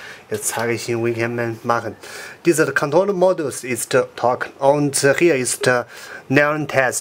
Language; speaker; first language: German; non-native, learner; Chinese